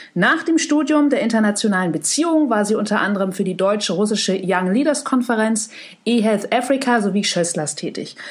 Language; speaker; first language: German; native; German